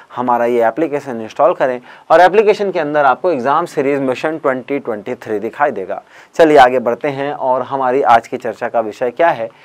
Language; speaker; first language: Hindi; native; Hindi